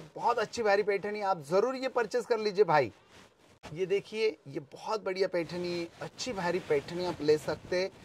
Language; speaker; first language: Hindi; non-native, local second language; Marathi